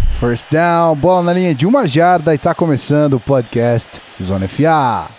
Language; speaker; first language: Portuguese; native; Portuguese